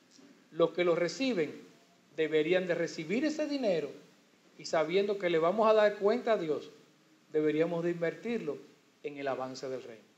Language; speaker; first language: Spanish; native; Spanish